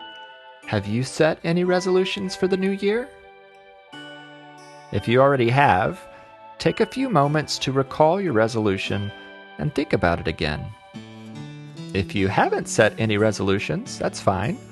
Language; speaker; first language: English; native; English